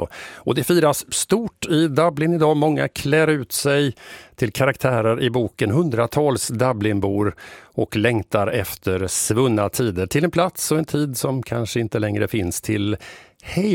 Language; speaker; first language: Swedish; native; Swedish